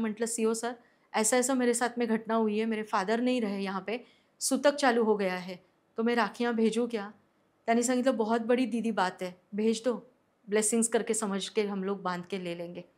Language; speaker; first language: Hindi; non-native, local second language; Marathi